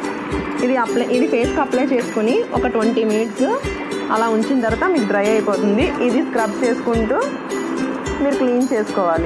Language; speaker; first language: Telugu; native; Telugu